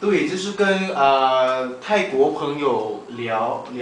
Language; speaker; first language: Chinese; non-native, learner; Thai